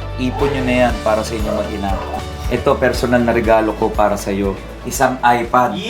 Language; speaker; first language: Filipino; native; Filipino